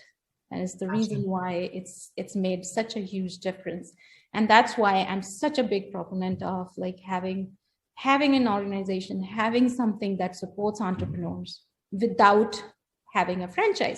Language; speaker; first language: English; non-native, local second language; Hindi